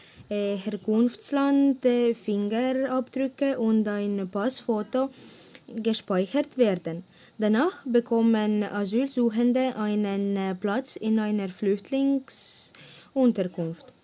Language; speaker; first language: German; non-native, learner; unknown